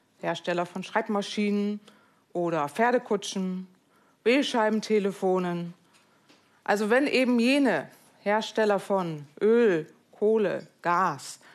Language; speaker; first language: German; native; German